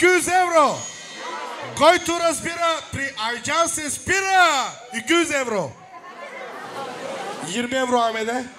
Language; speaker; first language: Bulgarian; non-native, local second language; Turkish